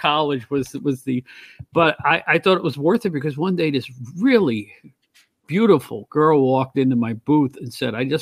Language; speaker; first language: English; native; English